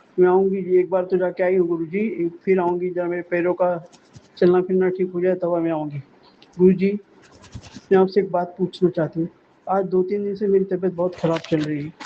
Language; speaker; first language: Hindi; non-native, local second language; Marathi